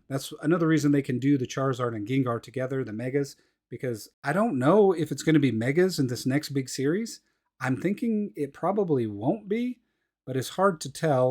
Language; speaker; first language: English; native; English